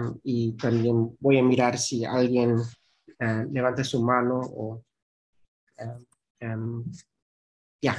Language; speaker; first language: Spanish; non-native, fluent; Dutch